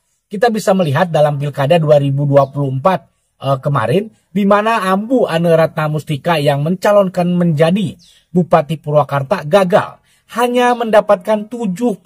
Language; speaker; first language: Indonesian; native; Indonesian